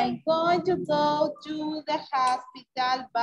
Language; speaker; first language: English; non-native, fluent; Spanish